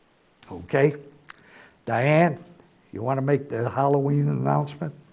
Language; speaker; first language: English; native; English